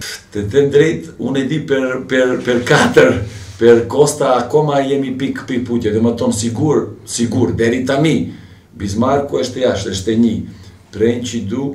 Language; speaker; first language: Albanian; non-native, fluent; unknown